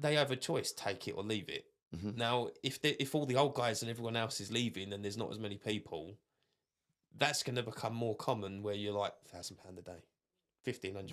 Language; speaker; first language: English; native; English